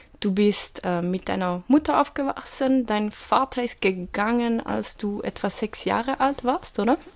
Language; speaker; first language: German; native; German